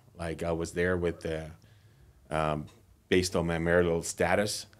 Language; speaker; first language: English; non-native, fluent; Finnish